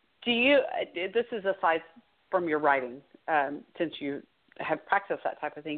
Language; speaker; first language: English; native; English